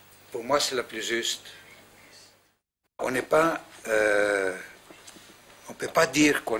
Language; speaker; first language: French; non-native, fluent; Greek